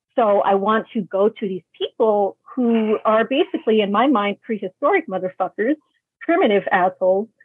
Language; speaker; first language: English; native; English